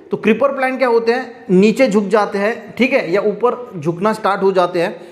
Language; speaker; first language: Hindi; non-native, local second language; Marathi